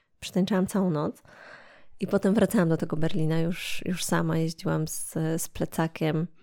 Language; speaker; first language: Polish; native; Polish